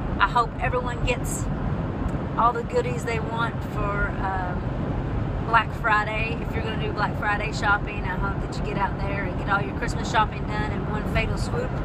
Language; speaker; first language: English; native; English